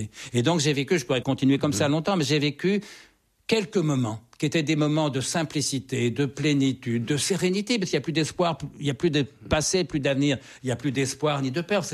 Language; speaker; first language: French; native; French